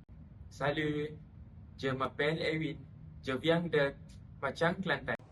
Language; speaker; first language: French; non-native, learner; Malay